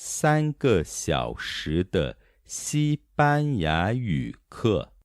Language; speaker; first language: Chinese; non-native, fluent; Portuguese